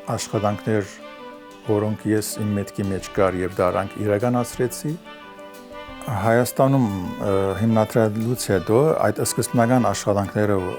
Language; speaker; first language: Armenian; early bilingual, heritage; Armenian